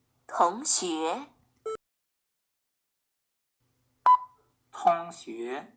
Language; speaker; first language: Chinese; non-native, learner; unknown